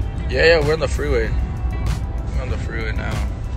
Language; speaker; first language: English; early bilingual, other home language; Spanish